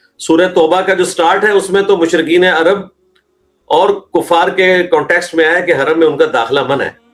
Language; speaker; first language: Urdu; non-native, local second language; Punjabi